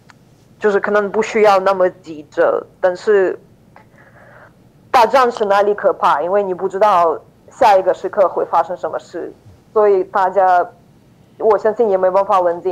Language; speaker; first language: Chinese; non-native, fluent; Ukrainian